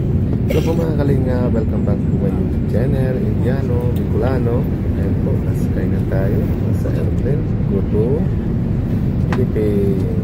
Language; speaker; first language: Filipino; non-native, learner; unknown